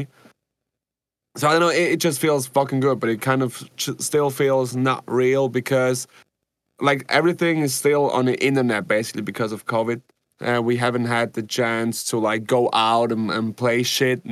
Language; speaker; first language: English; non-native, fluent; Swiss German